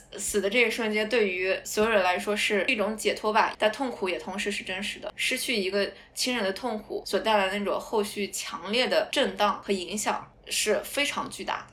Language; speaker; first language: Chinese; non-native, local second language; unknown